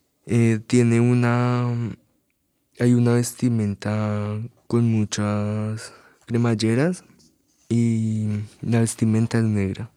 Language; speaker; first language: Spanish; non-native, learner; French